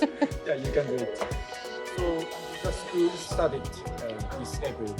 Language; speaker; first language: English; non-native, fluent; Japanese